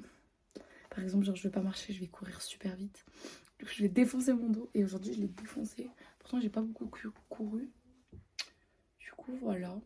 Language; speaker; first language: French; native; French